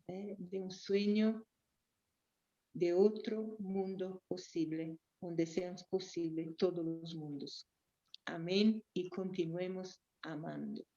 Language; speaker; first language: Spanish; non-native, fluent; Portuguese